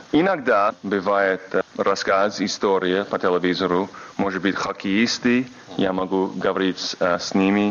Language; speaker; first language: Russian; non-native, learner; English